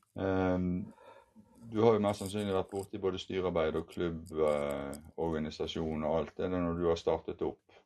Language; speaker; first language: Norwegian; native; Norwegian